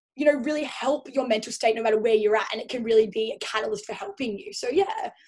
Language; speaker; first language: English; native; English